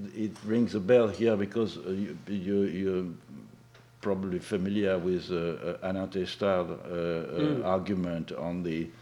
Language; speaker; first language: English; non-native, fluent; French